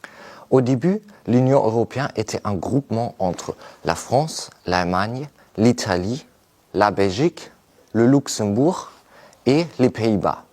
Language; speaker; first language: French; non-native, fluent; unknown